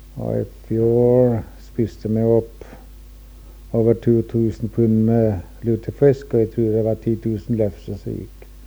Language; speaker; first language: Norwegian; early bilingual, heritage; Norwegian